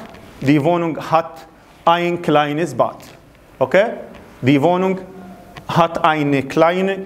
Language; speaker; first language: German; non-native, fluent; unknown